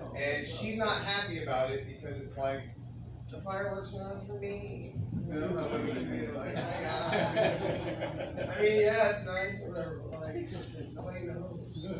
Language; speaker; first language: English; native; English